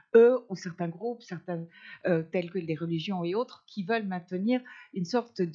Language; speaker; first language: French; non-native, fluent; Spanish